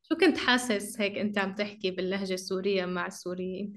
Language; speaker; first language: Arabic; native; Arabic